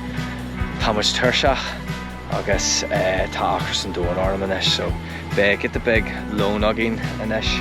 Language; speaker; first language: Irish; non-native, local second language; English